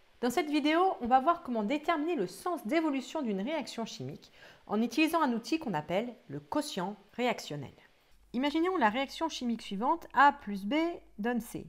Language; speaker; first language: French; native; French